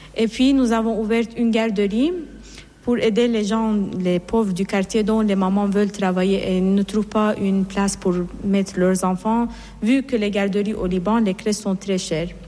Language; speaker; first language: French; non-native, fluent; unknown